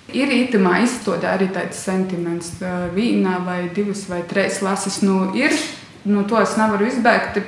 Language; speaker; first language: Latvian; native; Latvian